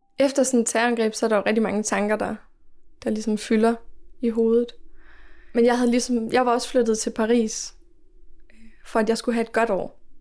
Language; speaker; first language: Danish; native; Danish